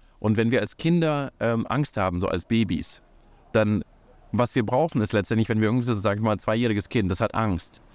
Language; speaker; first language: German; early bilingual, other home language; Russian